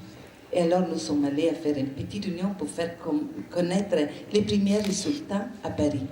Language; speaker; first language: French; non-native, learner; Italian